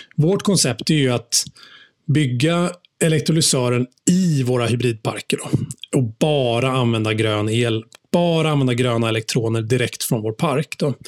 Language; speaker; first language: Swedish; native; Swedish